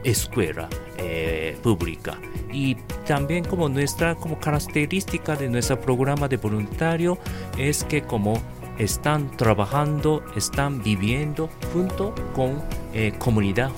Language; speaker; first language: Spanish; non-native, learner; Japanese